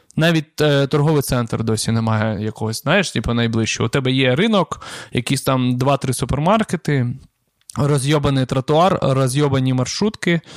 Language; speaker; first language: Ukrainian; non-native, local second language; Russian